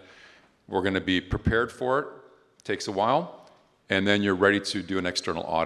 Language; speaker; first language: English; native; English